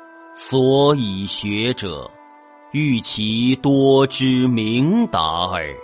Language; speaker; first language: Chinese; native; Chinese